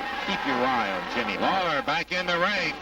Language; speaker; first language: English; native; English